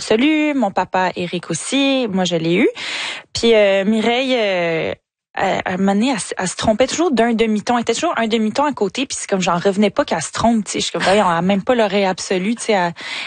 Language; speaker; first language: French; native; French